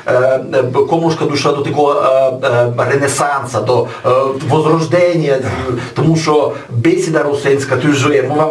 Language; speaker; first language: Ukrainian; native; Ukrainian